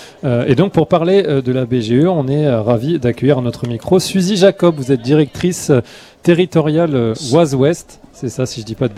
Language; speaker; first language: French; native; French